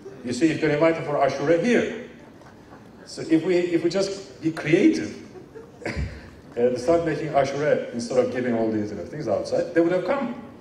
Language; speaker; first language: English; non-native, fluent; Turkish